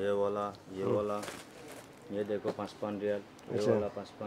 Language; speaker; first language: Hindi; non-native, learner; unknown